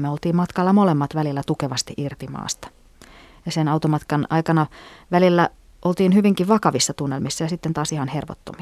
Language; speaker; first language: Finnish; native; Finnish